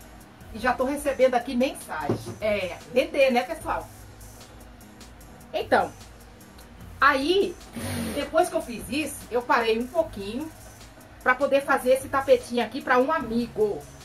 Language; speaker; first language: Portuguese; native; Portuguese